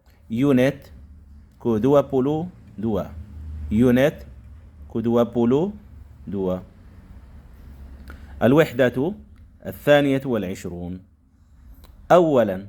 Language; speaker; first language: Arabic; non-native, fluent; Indonesian